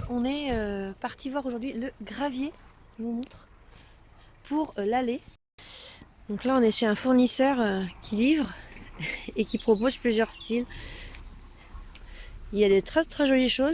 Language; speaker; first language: French; native; French